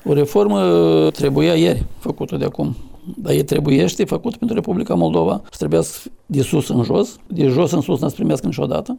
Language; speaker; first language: Romanian; native; Romanian